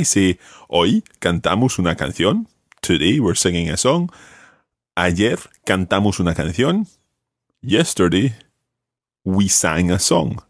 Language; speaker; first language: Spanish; non-native, fluent; English